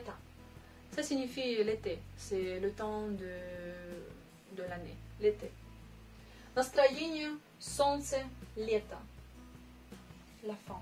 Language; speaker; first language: French; non-native, fluent; Russian